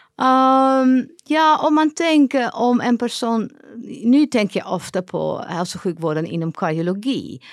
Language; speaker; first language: Swedish; non-native, fluent; Dutch